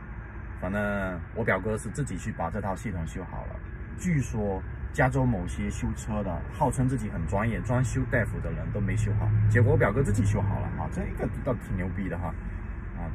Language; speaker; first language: Chinese; native; Chinese